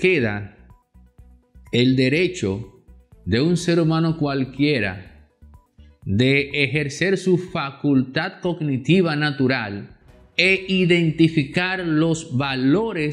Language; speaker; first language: Spanish; native; Spanish